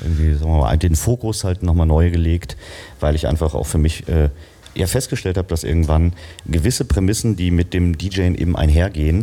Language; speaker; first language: German; native; German